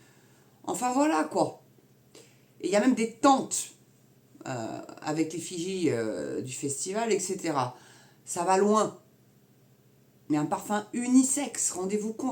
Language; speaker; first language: French; native; French